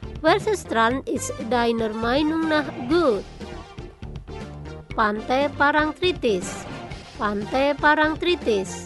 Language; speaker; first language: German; non-native, fluent; Indonesian